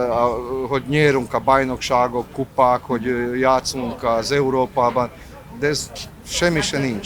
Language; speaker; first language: Hungarian; non-native, learner; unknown